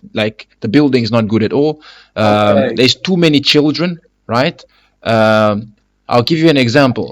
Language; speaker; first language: English; non-native, fluent; Lingala